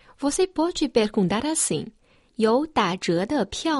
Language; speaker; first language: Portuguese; non-native, fluent; Chinese